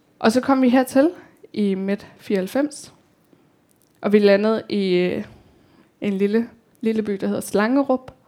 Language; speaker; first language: Danish; early bilingual, other home language; Persian